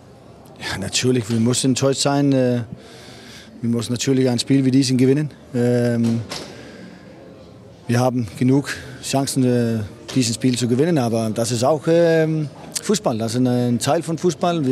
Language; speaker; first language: German; non-native, fluent; Danish